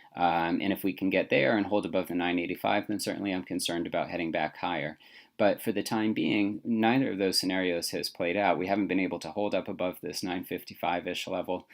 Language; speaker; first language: English; native; English